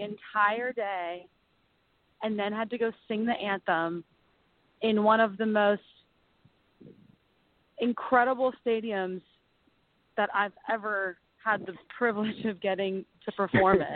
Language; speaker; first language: English; native; English